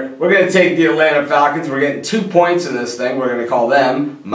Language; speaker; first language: English; native; English